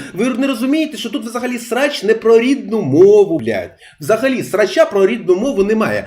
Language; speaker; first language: Ukrainian; non-native, local second language; Russian